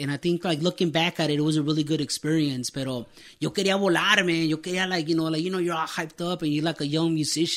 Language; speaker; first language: English; early bilingual, other home language; Spanish